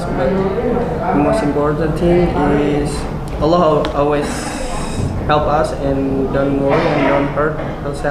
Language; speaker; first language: English; non-native, learner; Indonesian